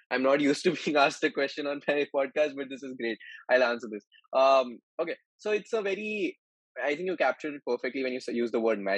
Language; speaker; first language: English; non-native, local second language; Hindi